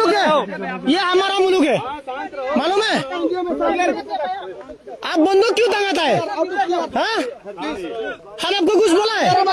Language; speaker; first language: Hindi; non-native, learner; Bangla